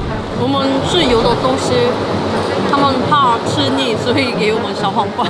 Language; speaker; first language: Chinese; non-native, fluent; Korean